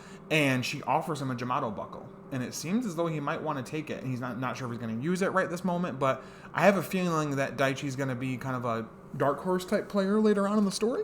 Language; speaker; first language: English; native; English